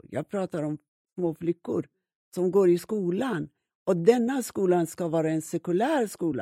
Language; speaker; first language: Swedish; non-native, fluent; Persian